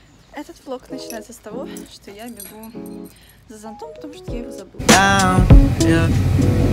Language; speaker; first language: Russian; native; Russian